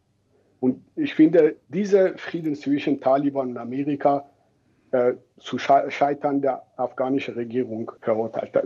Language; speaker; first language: German; non-native, fluent; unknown